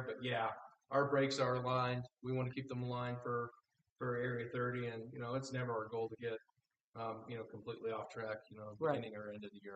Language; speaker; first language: English; native; English